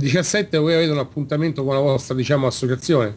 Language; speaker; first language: Italian; native; Italian